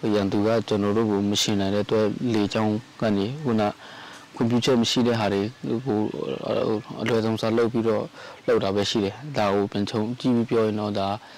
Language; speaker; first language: Burmese; non-native, local second language; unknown